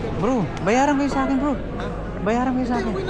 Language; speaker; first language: Filipino; native; Filipino